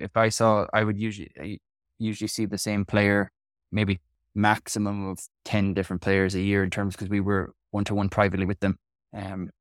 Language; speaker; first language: English; native; English